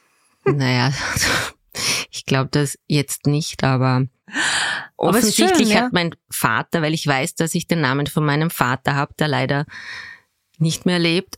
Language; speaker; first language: German; early bilingual, other home language; Turkish